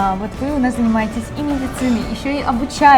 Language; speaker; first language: Russian; native; Russian